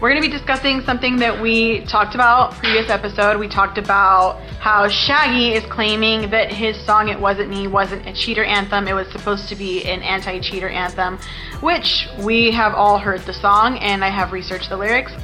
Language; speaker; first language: English; early bilingual, other home language; Spanish